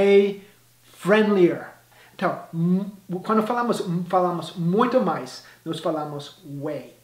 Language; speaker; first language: Portuguese; non-native, fluent; English